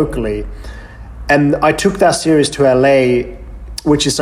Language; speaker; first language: English; native; English